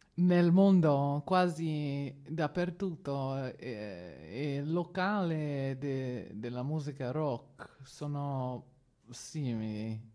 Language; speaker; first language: Italian; non-native, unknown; Spanish